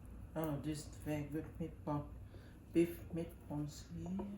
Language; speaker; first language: English; non-native, learner; Vietnamese